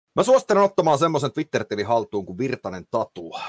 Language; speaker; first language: Finnish; native; Finnish